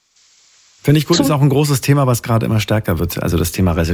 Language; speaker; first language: German; native; German